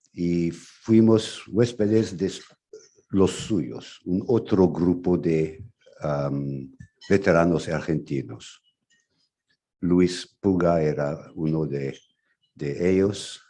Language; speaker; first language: Spanish; non-native, fluent; English